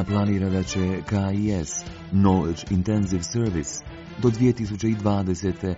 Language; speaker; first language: Croatian; native; Croatian